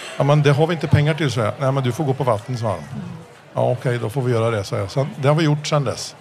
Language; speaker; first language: Swedish; early bilingual, heritage; Swedish